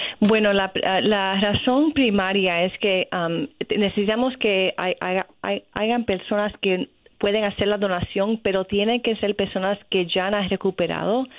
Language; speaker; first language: Spanish; early bilingual, other home language; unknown